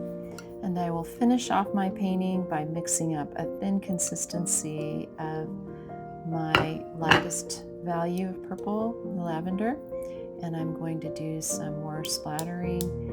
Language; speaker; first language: English; native; English